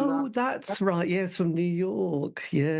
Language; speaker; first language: English; native; English